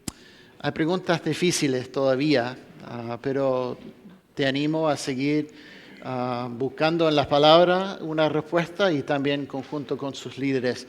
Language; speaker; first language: Spanish; non-native, fluent; English